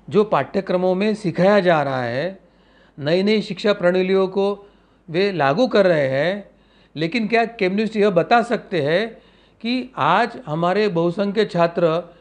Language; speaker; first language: Hindi; non-native, local second language; Marathi